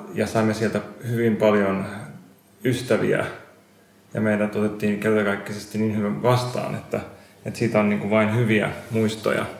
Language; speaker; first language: Finnish; non-native, local second language; Swedish